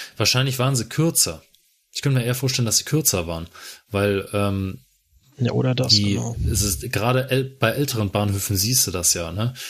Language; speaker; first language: German; native; German